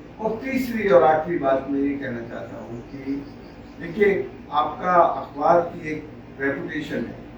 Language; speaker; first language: Hindi; native; Hindi